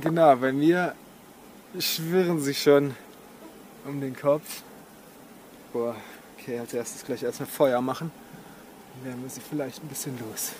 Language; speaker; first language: German; native; German